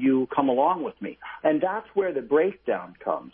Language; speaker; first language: English; native; English